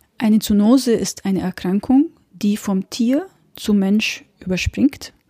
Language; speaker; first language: German; non-native, fluent; Arabic